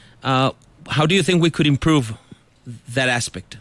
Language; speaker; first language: English; non-native, fluent; Spanish